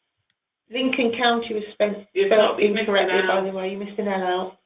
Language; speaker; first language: English; native; English